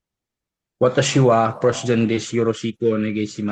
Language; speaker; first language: Japanese; non-native, learner; Filipino